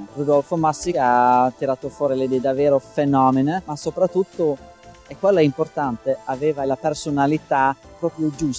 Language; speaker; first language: Italian; non-native, fluent; Norwegian